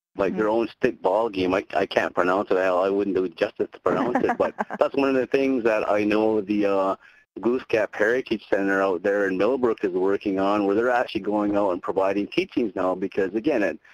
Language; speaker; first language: English; native; English